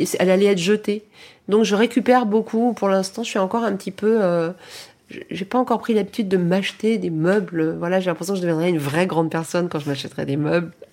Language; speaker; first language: French; early bilingual, heritage; French